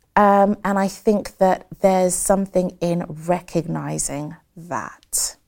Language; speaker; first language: English; native; English